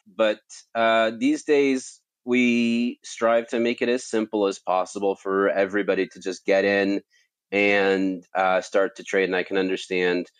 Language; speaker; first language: English; native; English